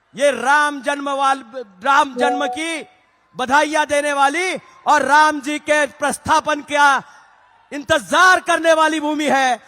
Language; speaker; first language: Hindi; non-native, local second language; Marathi